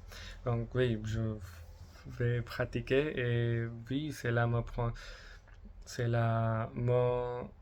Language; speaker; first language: French; non-native, learner; English